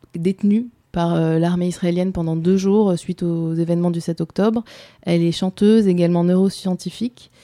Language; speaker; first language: French; native; French